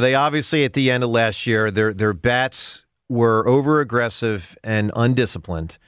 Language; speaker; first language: English; native; English